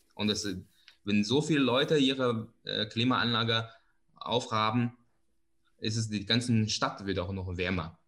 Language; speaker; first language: German; non-native, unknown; Chinese